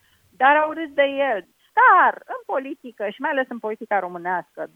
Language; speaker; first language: Romanian; native; Romanian